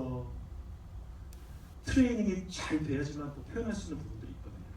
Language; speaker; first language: Korean; native; Korean